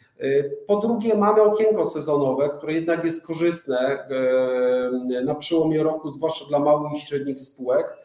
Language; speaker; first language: Polish; native; Polish